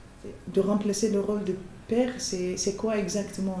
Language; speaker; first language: French; non-native, fluent; Arabic